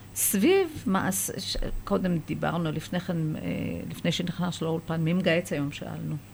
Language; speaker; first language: Hebrew; early bilingual, other home language; Persian